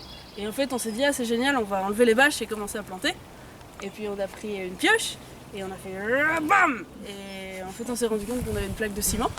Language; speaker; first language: French; native; French